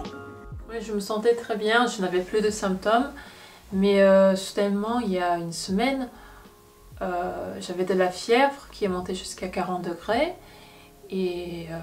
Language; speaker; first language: French; non-native, fluent; Korean